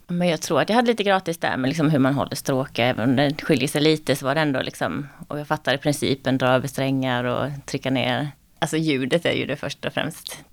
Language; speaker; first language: Swedish; native; Swedish